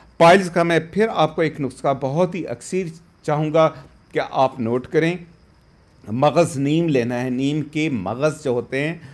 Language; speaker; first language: Urdu; native; Urdu